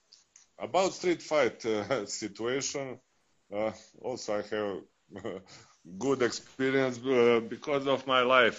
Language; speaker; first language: English; non-native, fluent; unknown